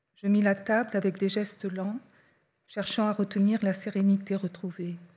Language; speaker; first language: French; native; French